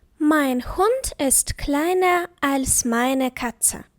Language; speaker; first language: German; non-native, fluent; Ukrainian